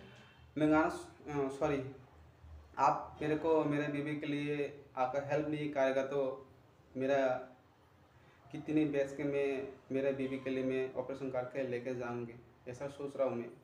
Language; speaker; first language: Hindi; non-native, local second language; Kok Borok